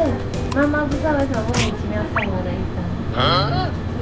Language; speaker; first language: Chinese; non-native, fluent; Japanese